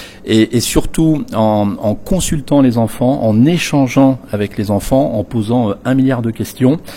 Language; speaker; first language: French; native; French